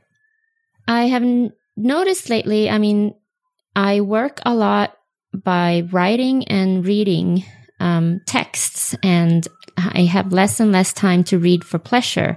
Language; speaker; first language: English; non-native, fluent; Swedish